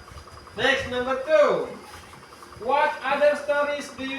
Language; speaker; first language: English; non-native, learner; Indonesian